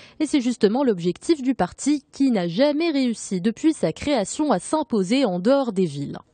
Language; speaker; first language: French; non-native, local second language; Arabic